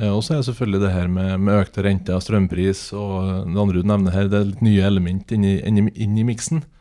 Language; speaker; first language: Norwegian; native; Norwegian